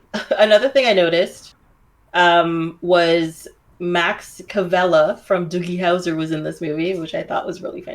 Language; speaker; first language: English; native; English